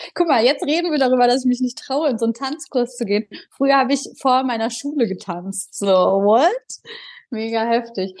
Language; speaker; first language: German; early bilingual, other home language; Bulgarian